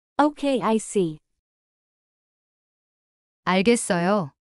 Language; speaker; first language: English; non-native, fluent; Korean